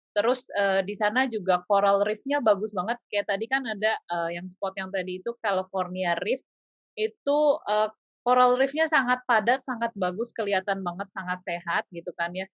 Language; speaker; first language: Indonesian; native; Indonesian